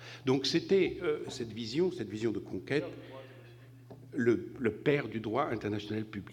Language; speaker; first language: French; native; French